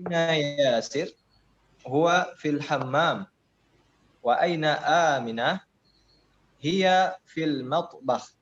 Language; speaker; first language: Arabic; non-native, learner; Indonesian